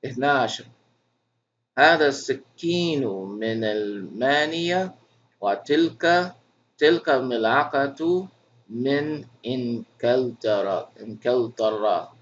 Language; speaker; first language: Arabic; non-native, fluent; English